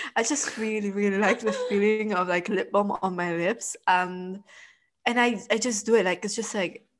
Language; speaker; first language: English; non-native, fluent; Italian